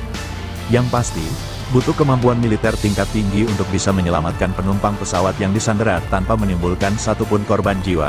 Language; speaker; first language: Indonesian; native; Indonesian